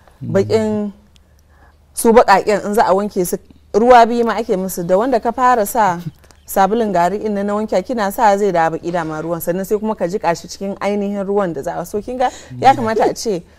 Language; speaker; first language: Hausa; native; Hausa